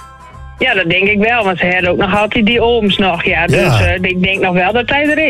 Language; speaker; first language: Dutch; native; Dutch